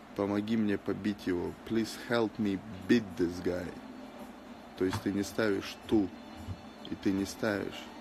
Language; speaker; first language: Russian; native; Russian